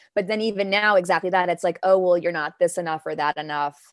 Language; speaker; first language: English; early bilingual, other home language; Danish